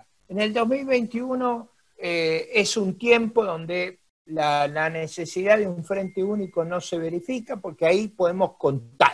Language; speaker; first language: Spanish; native; Spanish